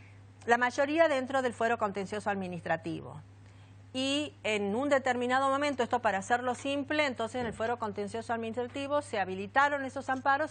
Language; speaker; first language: Spanish; native; Spanish